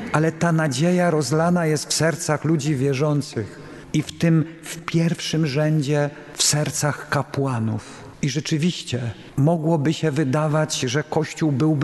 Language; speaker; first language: Polish; native; Polish